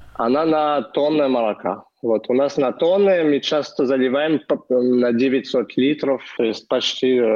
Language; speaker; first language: Russian; non-native, fluent; French